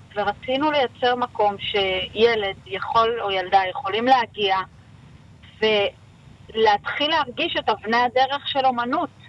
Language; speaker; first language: Hebrew; native; Hebrew